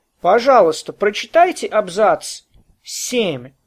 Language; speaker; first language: Russian; non-native, learner; English